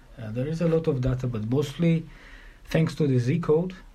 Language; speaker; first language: English; non-native, learner; Georgian